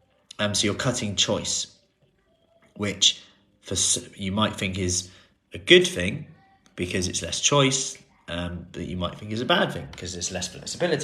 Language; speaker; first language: English; native; English